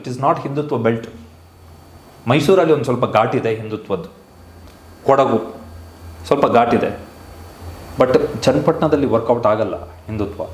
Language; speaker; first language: Kannada; native; Kannada